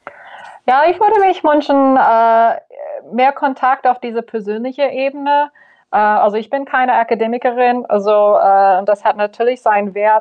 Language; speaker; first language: German; non-native, fluent; English